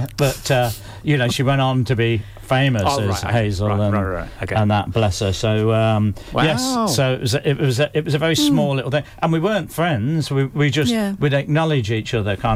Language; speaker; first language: English; native; English